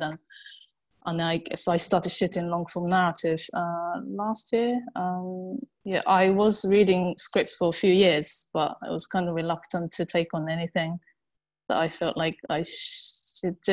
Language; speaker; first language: English; non-native, fluent; Japanese